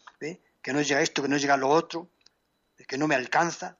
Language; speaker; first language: Spanish; native; Spanish